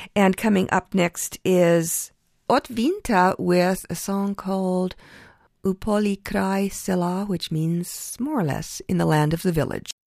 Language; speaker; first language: English; early bilingual, other home language; Ukrainian